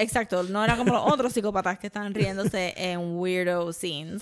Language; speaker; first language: Spanish; early bilingual, heritage; Spanish